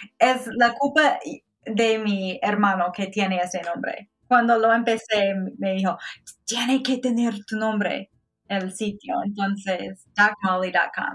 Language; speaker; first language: Spanish; non-native, fluent; English